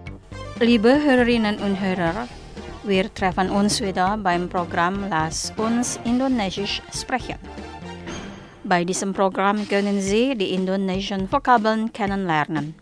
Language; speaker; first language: German; non-native, fluent; Indonesian